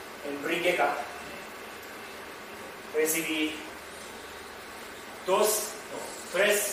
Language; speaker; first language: Spanish; non-native, learner; Japanese